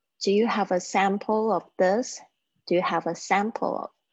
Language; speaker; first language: English; non-native, fluent; Chinese